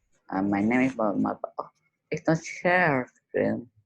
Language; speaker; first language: English; non-native, learner; Indonesian